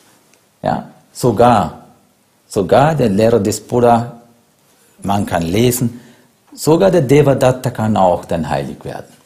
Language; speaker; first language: German; non-native, fluent; Sinhala